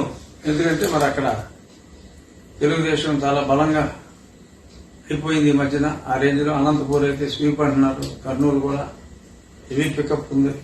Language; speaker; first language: Telugu; native; Telugu